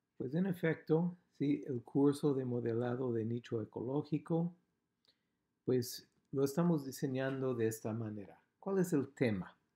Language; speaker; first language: Spanish; non-native, fluent; English